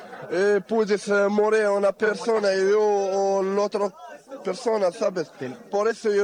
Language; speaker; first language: Spanish; non-native, learner; Arabic